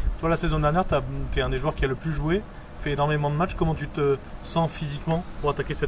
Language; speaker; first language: French; native; French